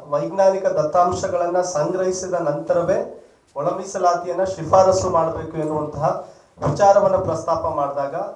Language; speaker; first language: Kannada; non-native, local second language; Lambadi